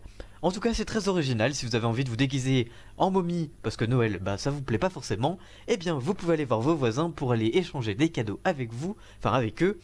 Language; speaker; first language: French; native; French